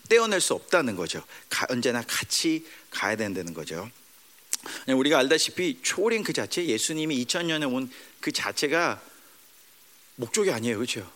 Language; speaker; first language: Korean; early bilingual, heritage; Korean